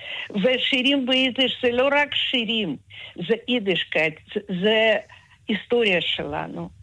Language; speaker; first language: Hebrew; non-native, fluent; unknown